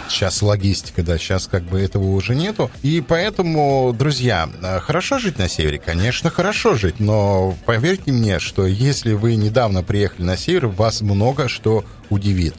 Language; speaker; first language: Russian; native; Russian